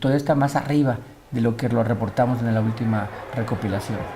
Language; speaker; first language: Spanish; native; Spanish